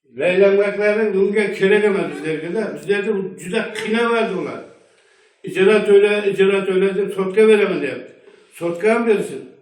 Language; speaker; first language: Uzbek; native; Uzbek